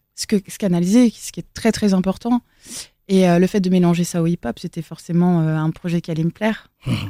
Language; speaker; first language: French; native; French